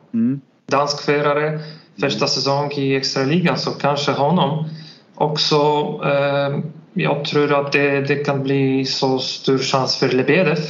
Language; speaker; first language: Swedish; non-native, learner; Polish